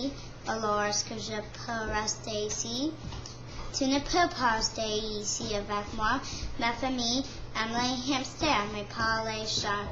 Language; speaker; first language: French; non-native, learner; English